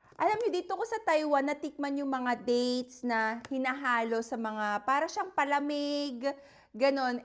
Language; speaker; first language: Filipino; native; Filipino